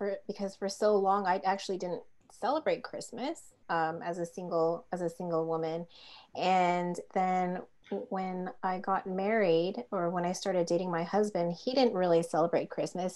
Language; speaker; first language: English; native; English